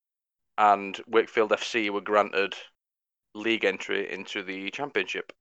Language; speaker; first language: English; native; English